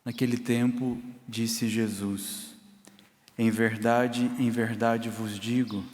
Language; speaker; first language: Portuguese; native; Portuguese